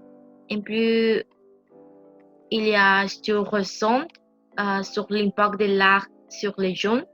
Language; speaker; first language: French; non-native, learner; Spanish